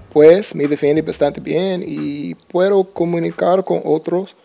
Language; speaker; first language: Spanish; non-native, learner; English